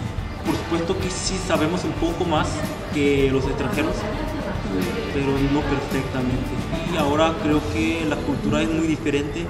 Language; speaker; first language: Spanish; non-native, fluent; Korean